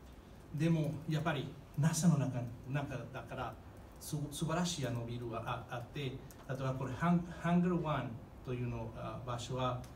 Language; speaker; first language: Japanese; non-native, fluent; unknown